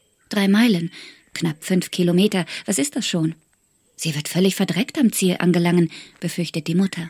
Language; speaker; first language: German; native; German